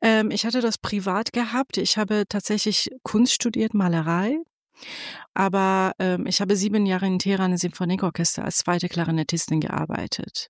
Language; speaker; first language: German; non-native, fluent; Persian